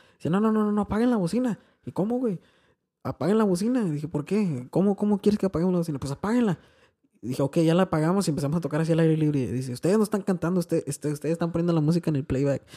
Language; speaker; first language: Spanish; early bilingual, heritage; Spanish